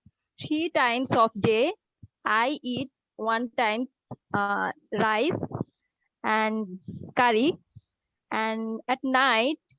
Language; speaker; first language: English; non-native, learner; Bangla